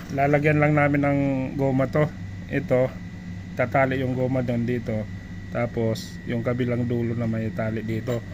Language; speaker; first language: Filipino; non-native, local second language; Bikol